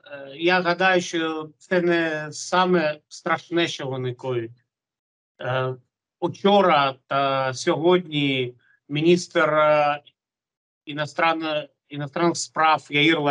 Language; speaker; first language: Ukrainian; non-native, local second language; Russian